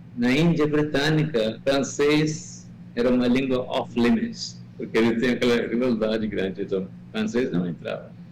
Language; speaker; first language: Portuguese; non-native, fluent; Malayalam